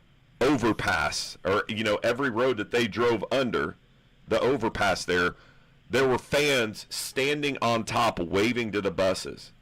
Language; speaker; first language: English; native; English